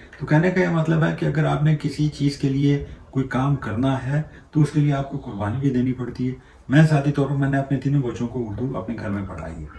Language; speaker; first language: Urdu; non-native, local second language; Punjabi